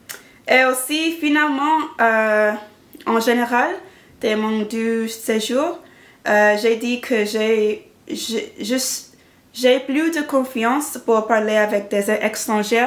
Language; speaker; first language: French; non-native, learner; English